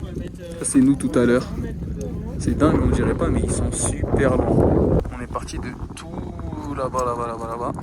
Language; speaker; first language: French; native; French